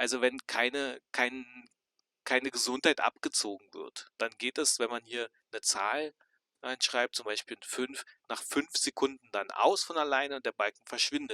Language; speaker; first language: German; native; German